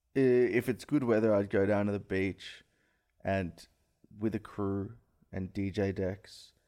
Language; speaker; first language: English; early bilingual, other home language; Hindi